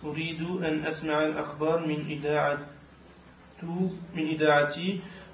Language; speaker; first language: Arabic; non-native, learner; French